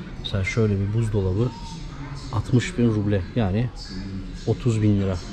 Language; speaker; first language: Turkish; native; Turkish